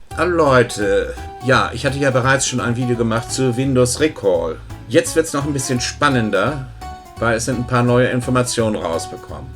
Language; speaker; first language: German; native; German